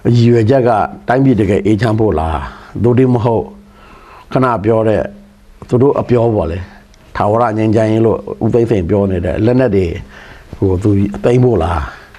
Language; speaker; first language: Burmese; non-native, local second language; Pa'o Karen